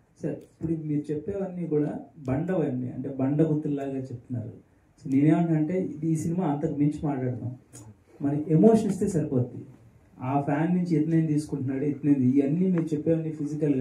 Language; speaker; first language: Telugu; native; Telugu